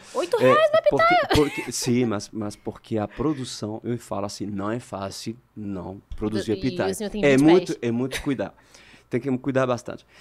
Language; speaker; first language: Portuguese; non-native, fluent; French